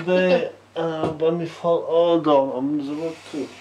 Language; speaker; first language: English; non-native, learner; German